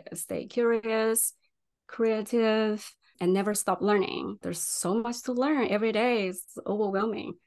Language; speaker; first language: English; non-native, fluent; Chinese